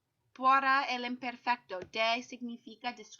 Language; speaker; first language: Spanish; non-native, fluent; English